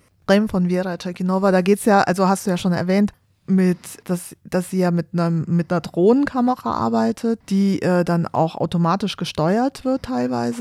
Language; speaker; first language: German; native; German